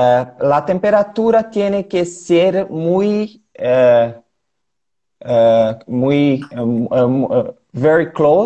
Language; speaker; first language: Spanish; non-native, learner; Portuguese